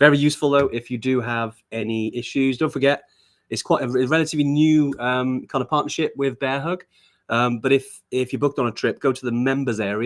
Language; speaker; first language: English; native; English